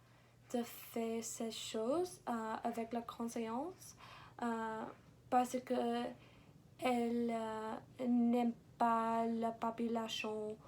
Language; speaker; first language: French; non-native, learner; English